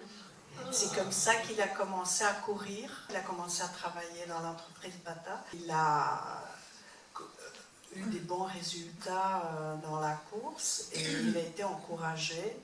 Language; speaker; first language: French; non-native, fluent; Czech